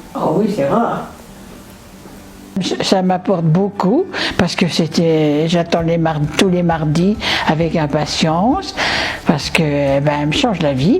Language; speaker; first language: French; native; French